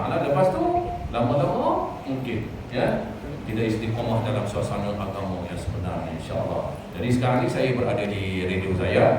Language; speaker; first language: Malay; native; Malay